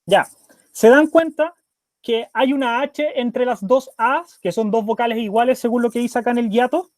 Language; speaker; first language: Spanish; native; Spanish